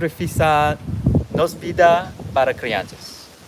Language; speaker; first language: Portuguese; non-native, learner; English